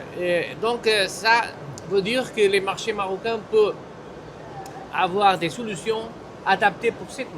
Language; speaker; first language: French; non-native, fluent; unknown